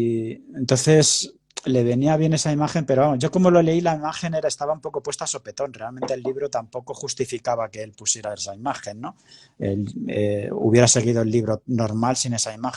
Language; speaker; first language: Spanish; native; Spanish